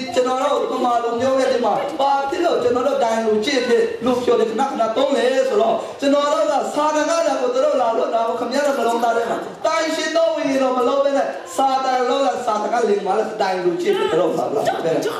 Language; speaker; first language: Burmese; non-native, local second language; Hakha Chin